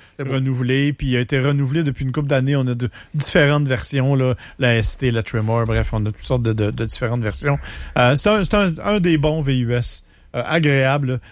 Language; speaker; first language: French; native; French